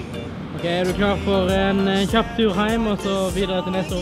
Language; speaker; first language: Norwegian; native; Norwegian